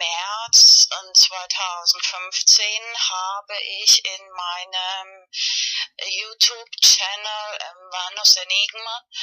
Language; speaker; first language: German; non-native, learner; Spanish